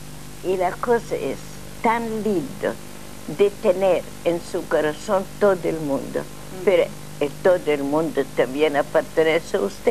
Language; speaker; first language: Spanish; non-native, learner; Russian